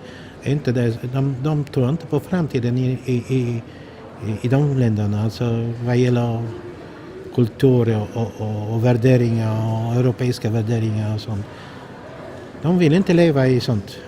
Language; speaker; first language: Swedish; non-native, fluent; Polish